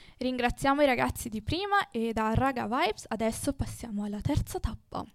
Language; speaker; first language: Italian; native; Italian